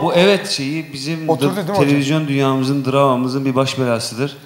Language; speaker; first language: Turkish; native; Turkish